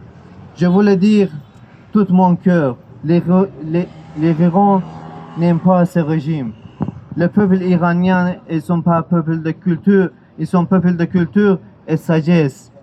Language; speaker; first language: French; non-native, learner; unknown